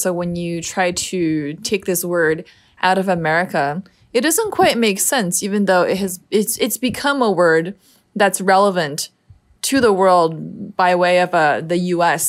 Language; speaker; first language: English; native; English